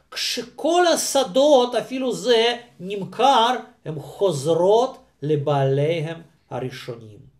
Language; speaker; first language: Hebrew; non-native, fluent; Russian